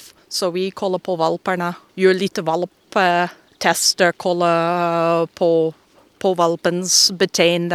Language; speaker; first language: Swedish; non-native, fluent; English